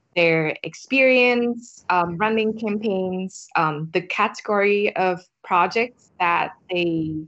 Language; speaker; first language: English; non-native, fluent; Vietnamese